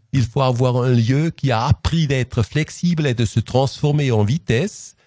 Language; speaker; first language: French; non-native, local second language; Swiss German